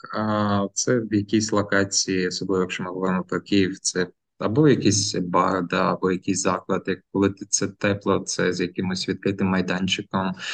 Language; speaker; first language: Ukrainian; non-native, local second language; Russian